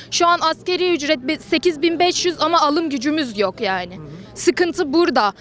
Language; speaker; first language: Turkish; native; Turkish